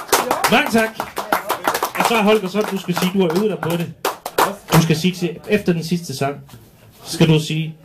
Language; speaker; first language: Danish; non-native, local second language; Faroese